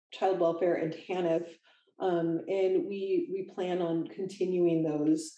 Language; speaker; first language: English; native; English